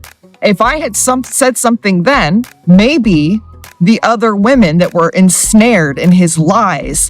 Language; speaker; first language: English; native; English